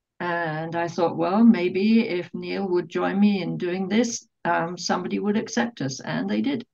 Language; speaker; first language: English; native; English